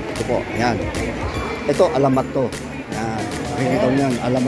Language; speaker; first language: Filipino; native; Filipino